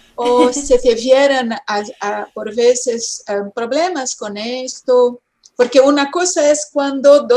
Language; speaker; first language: Spanish; non-native, fluent; Portuguese